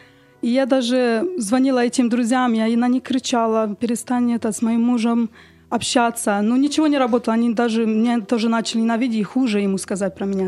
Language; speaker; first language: Russian; early bilingual, heritage; Russian